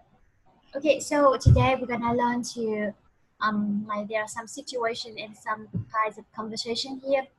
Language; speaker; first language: English; non-native, fluent; Vietnamese